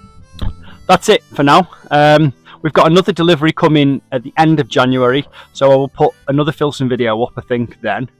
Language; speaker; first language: English; native; English